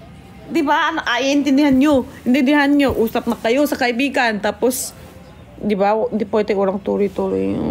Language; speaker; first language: Filipino; non-native, learner; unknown